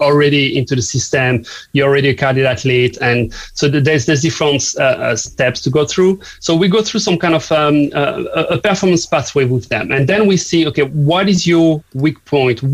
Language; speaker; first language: English; non-native, fluent; French